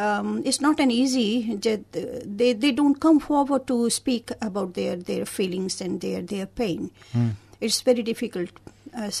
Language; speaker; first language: English; non-native, local second language; Hindi